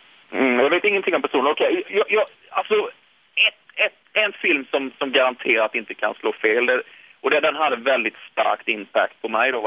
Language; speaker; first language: Swedish; native; Swedish